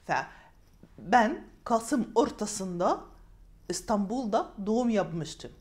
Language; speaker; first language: Turkish; non-native, fluent; Arabic